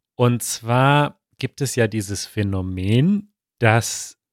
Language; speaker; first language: German; native; German